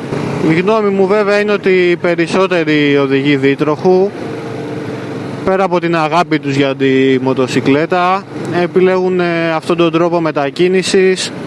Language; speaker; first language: Greek; native; Greek